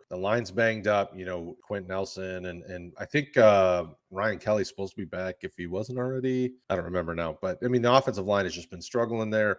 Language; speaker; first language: English; native; English